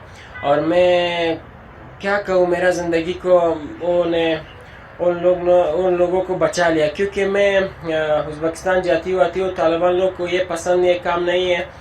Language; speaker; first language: Hindi; non-native, learner; Persian